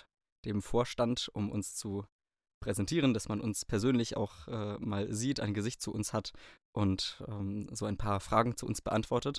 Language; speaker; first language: German; native; German